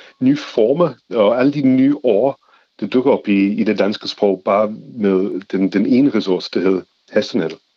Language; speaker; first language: Danish; non-native, fluent; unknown